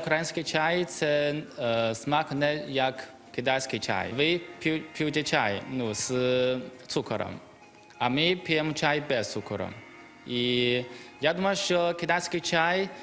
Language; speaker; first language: Ukrainian; non-native, learner; Chinese